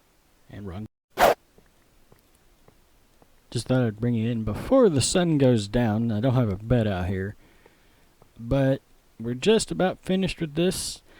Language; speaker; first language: English; native; English